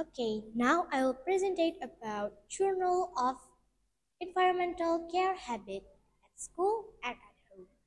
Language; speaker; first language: English; non-native, learner; Indonesian